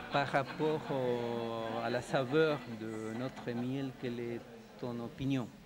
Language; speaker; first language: French; non-native, fluent; Spanish